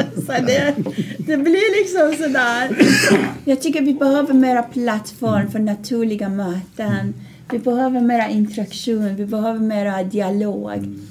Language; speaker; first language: Swedish; non-native, fluent; Persian